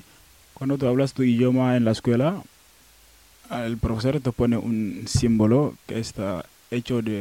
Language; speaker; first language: Spanish; non-native, learner; Wolof